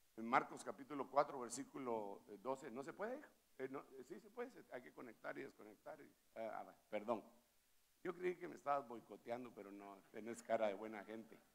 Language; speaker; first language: Spanish; native; Spanish